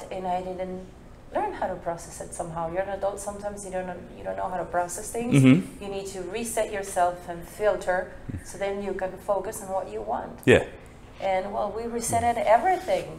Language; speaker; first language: English; non-native, fluent; Spanish